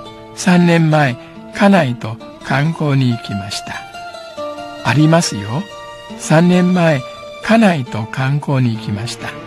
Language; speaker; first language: Japanese; non-native, fluent; Min Nan Chinese